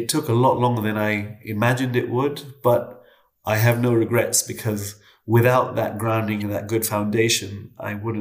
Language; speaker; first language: English; native; English